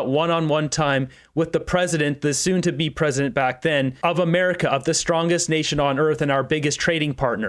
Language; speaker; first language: English; native; English